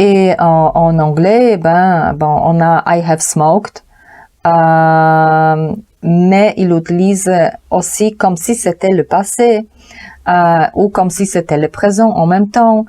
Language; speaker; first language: French; non-native, fluent; Polish